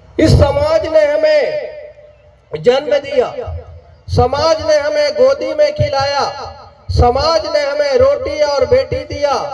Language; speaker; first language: Hindi; non-native, local second language; Gondi